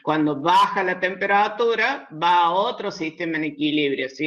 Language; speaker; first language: Spanish; native; Spanish